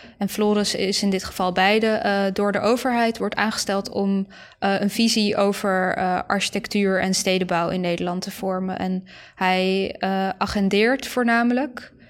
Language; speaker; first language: Dutch; early bilingual, other home language; Bosnian